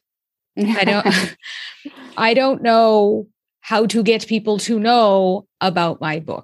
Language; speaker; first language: English; native; English